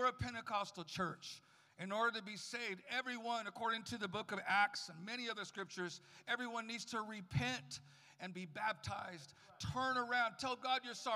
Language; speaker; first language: English; native; English